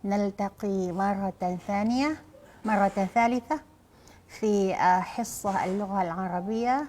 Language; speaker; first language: Arabic; non-native, fluent; Malay